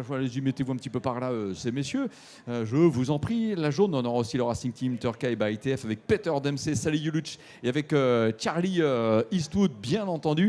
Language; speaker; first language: French; native; French